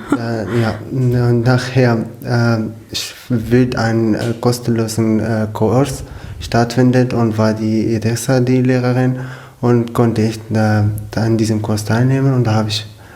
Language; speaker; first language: German; non-native, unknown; Arabic